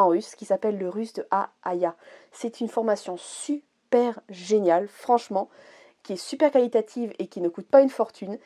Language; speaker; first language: French; native; French